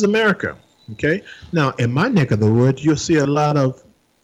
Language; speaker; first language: English; native; English